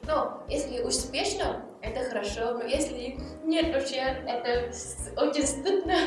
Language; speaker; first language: Russian; non-native, learner; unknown